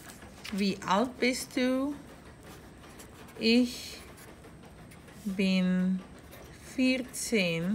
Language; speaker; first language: German; non-native, learner; English